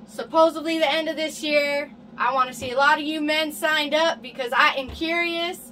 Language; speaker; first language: English; native; English